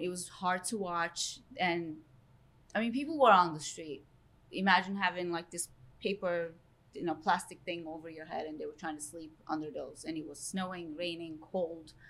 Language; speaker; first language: English; early bilingual, other home language; Turkish